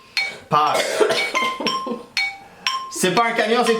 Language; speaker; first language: French; native; French